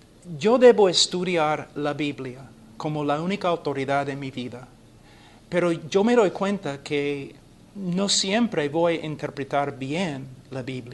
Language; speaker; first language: Spanish; non-native, fluent; English